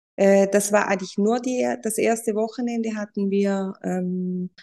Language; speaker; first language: German; non-native, fluent; Spanish